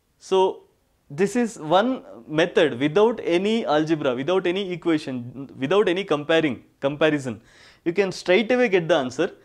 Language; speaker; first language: English; non-native, local second language; Kannada